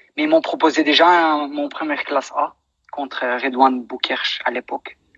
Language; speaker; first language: French; non-native, local second language; Dutch